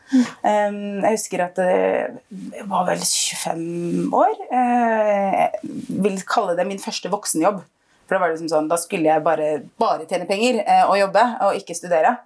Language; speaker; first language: Norwegian; early bilingual, other home language; Arabic